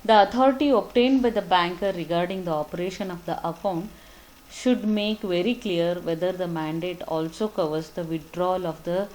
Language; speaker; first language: English; non-native, local second language; Kannada